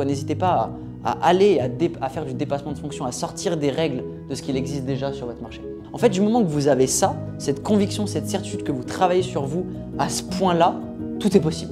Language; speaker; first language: French; native; French